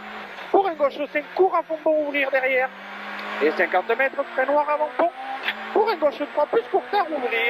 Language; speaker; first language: French; native; French